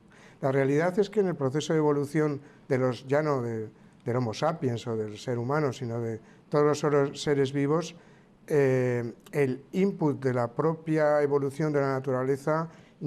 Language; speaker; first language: Spanish; native; Spanish